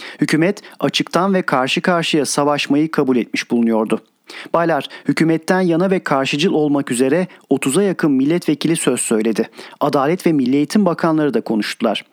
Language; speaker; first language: Turkish; native; Turkish